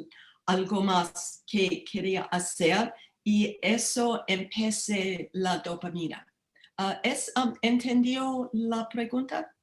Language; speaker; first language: Spanish; non-native, learner; English